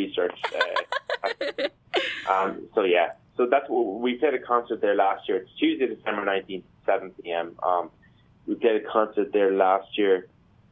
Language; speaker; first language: English; native; English